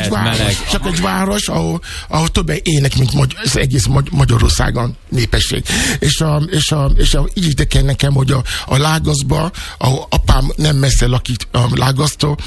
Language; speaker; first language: Hungarian; non-native, learner; Yoruba